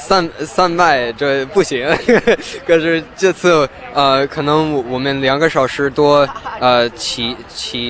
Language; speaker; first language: Chinese; early bilingual, heritage; Chinese